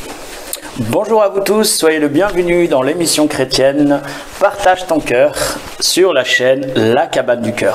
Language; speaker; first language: French; native; French